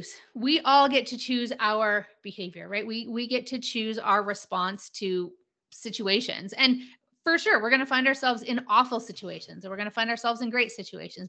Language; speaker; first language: English; native; English